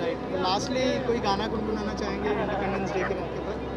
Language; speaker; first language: Hindi; native; Hindi